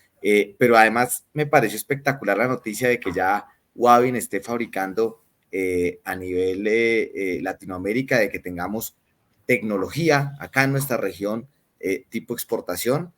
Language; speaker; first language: Spanish; native; Spanish